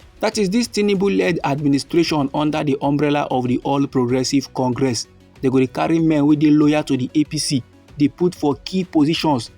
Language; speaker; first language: Nigerian Pidgin; native; Nigerian Pidgin